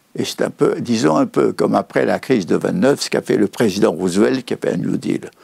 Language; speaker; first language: French; native; French